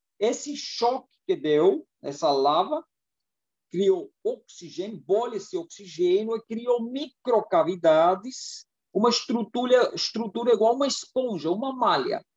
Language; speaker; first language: Portuguese; non-native, fluent; German